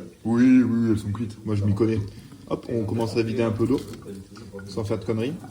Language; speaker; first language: French; native; French